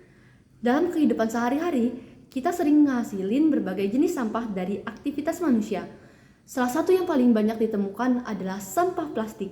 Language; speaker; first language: Indonesian; native; Indonesian